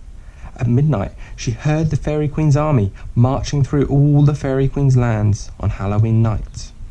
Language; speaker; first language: English; native; English